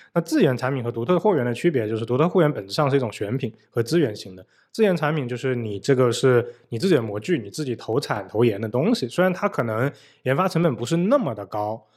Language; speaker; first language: Chinese; native; Chinese